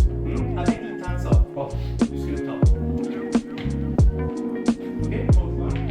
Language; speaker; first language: French; non-native, fluent; German